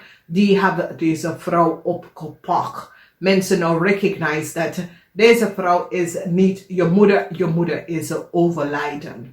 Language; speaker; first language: Dutch; non-native, learner; English